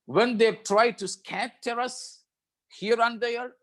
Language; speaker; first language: English; non-native, local second language; Malayalam